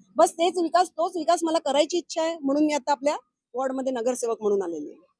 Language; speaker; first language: Marathi; native; Marathi